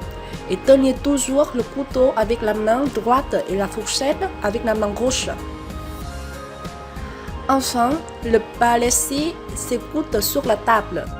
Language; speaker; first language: French; non-native, learner; Vietnamese